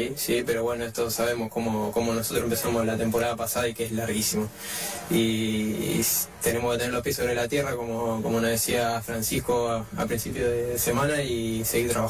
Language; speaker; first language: Spanish; native; Spanish